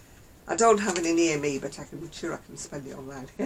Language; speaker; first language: English; native; English